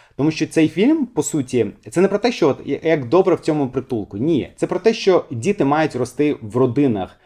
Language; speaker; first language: Ukrainian; non-native, fluent; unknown